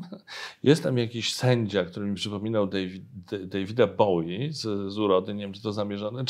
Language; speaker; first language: Polish; native; Polish